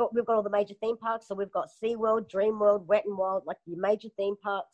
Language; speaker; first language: English; native; English